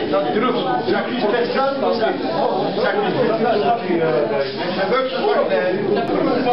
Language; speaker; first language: French; native; French